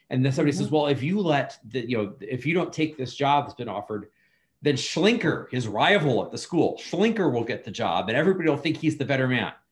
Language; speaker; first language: English; native; English